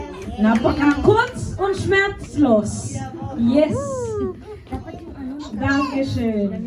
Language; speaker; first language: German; non-native, fluent; Filipino